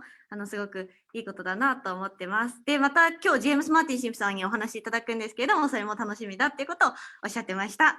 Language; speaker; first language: Japanese; native; Japanese